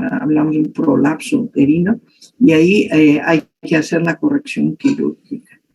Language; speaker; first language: Spanish; native; Spanish